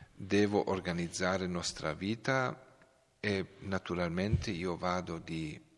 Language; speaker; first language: Italian; non-native, learner; Serbian